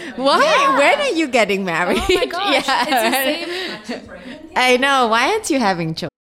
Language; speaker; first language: English; non-native, local second language; Cantonese